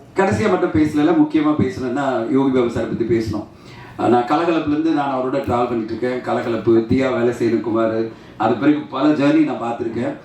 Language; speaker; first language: Tamil; native; Tamil